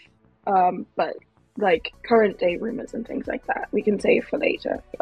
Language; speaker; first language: English; native; English